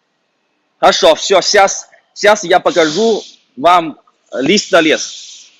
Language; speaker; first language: Russian; non-native, fluent; Chinese